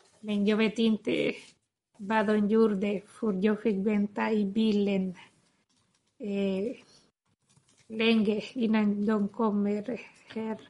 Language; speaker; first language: Swedish; non-native, learner; Spanish